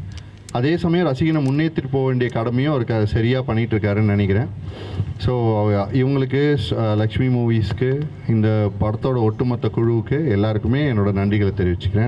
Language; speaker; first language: Tamil; native; Tamil